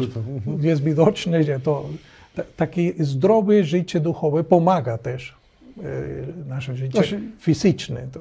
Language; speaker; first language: Polish; non-native, learner; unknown